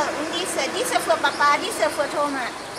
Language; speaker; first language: German; non-native, learner; Thai